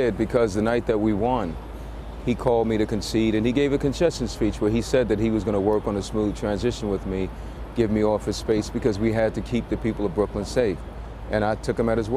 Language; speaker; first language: English; native; English